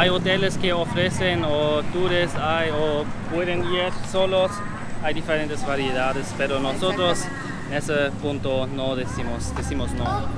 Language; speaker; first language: Spanish; non-native, learner; German